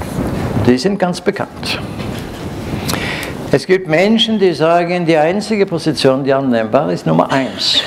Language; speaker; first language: German; non-native, fluent; Norwegian